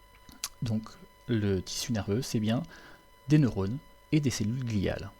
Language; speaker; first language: French; native; French